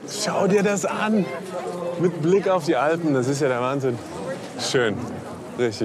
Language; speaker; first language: German; native; German